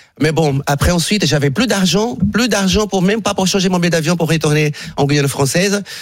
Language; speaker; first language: French; non-native, fluent; Portuguese